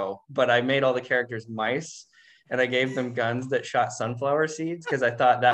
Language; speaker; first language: English; native; English